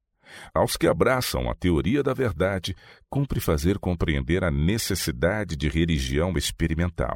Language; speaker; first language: Portuguese; native; Portuguese